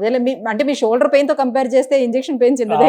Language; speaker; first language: Telugu; native; Telugu